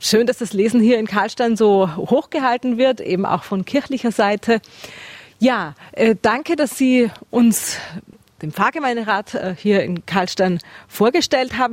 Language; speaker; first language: German; native; German